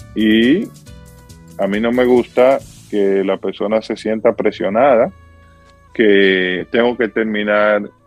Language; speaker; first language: Spanish; native; Spanish